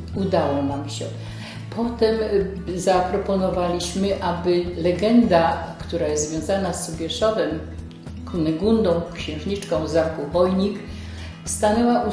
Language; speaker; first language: Polish; native; Polish